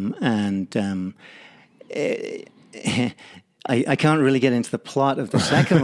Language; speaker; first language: English; native; English